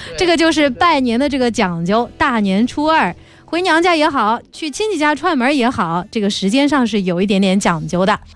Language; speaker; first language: Chinese; native; Chinese